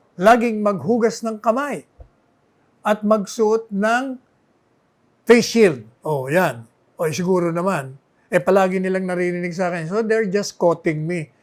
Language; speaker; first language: Filipino; non-native, local second language; Bikol